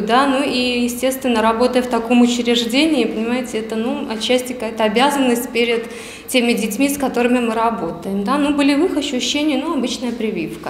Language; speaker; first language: Russian; native; Russian